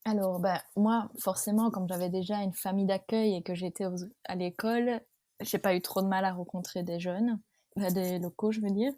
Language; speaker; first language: French; native; French